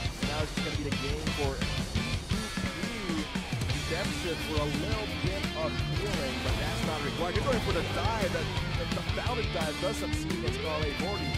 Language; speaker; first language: English; non-native, local second language; Filipino